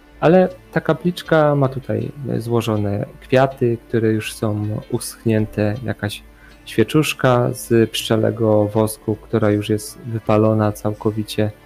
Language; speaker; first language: Polish; native; Polish